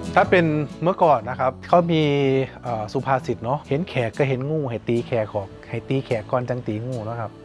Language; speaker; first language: Thai; native; Thai